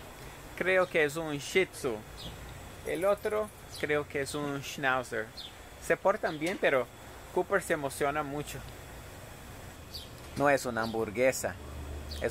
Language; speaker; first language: Spanish; non-native, fluent; Portuguese